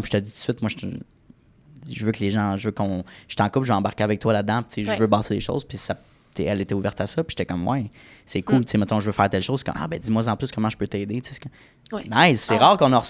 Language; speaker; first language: French; native; French